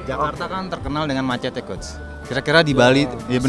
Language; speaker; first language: Indonesian; native; Indonesian